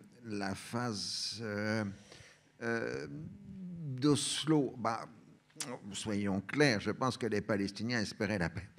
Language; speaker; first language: French; native; French